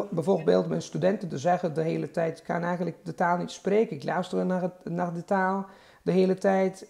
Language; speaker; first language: Dutch; non-native, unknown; Italian